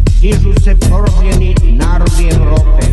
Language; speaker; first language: Serbian; native; Serbian